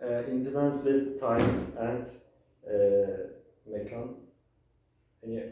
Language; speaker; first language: English; non-native, learner; Turkish